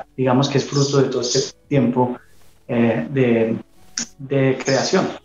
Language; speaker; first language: Spanish; native; Spanish